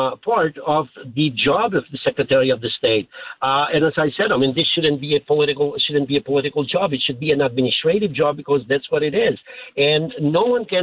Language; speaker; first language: English; non-native, fluent; Albanian